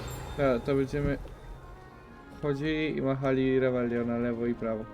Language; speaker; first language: Polish; native; Polish